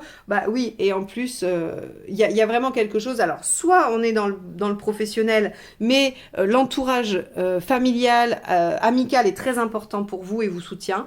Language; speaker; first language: French; native; French